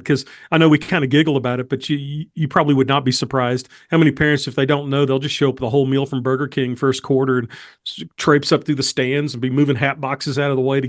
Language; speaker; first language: English; native; English